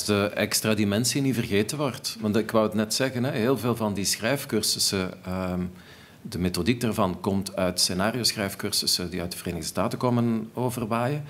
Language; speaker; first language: Dutch; native; Dutch